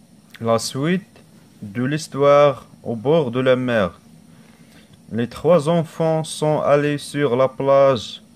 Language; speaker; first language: French; non-native, local second language; Arabic